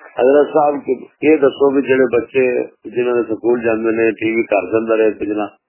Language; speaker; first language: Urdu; non-native, local second language; Punjabi